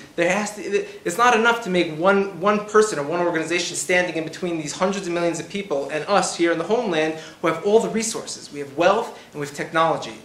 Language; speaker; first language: English; native; English